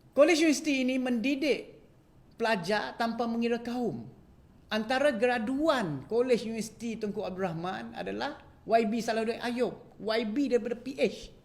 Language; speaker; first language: Malay; non-native, local second language; Chinese